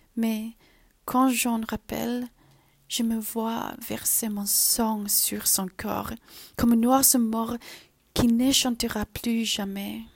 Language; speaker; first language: French; non-native, learner; Chinese